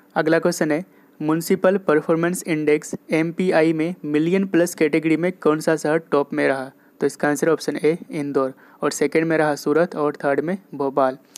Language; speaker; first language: Hindi; native; Hindi